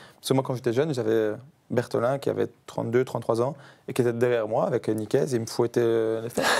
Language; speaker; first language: French; native; French